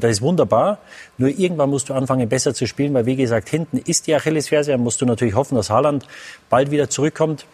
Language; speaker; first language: German; native; German